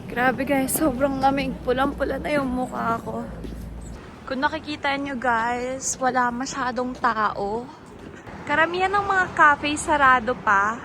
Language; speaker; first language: Filipino; native; Filipino